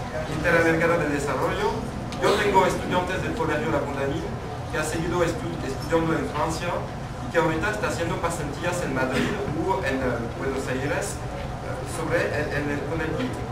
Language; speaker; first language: Spanish; non-native, fluent; French